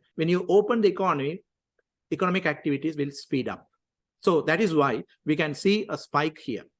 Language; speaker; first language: English; non-native, local second language; Tamil